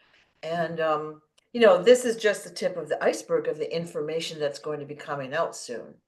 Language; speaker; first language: English; native; English